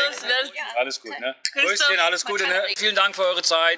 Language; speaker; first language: German; native; German